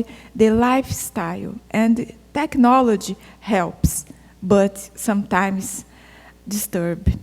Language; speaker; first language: English; non-native, fluent; Portuguese